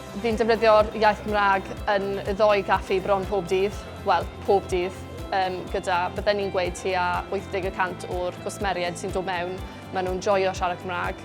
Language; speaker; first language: Welsh; native; Welsh